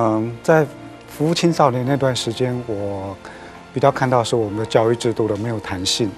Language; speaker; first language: Chinese; native; Chinese